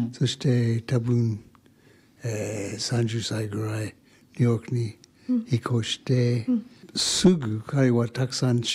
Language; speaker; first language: Japanese; non-native, learner; English